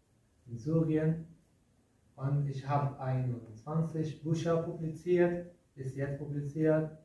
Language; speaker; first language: German; non-native, learner; Kurdish